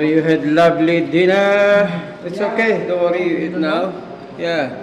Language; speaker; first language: English; non-native, local second language; Filipino